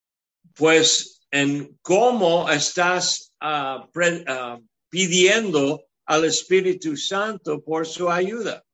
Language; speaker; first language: Spanish; non-native, fluent; English